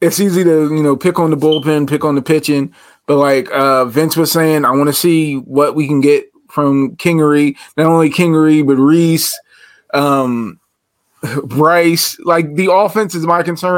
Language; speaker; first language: English; native; English